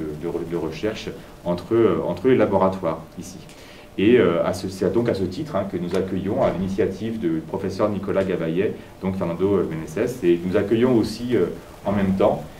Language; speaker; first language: French; native; French